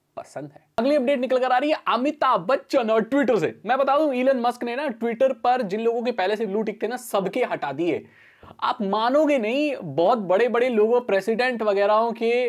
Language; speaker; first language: Hindi; native; Hindi